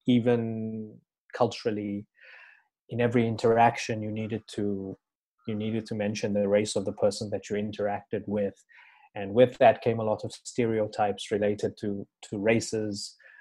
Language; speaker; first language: English; native; English